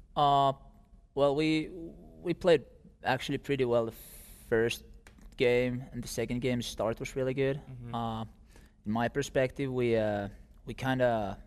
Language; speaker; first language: English; non-native, fluent; Finnish